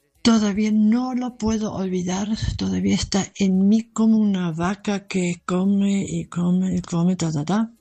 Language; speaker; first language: Spanish; non-native, fluent; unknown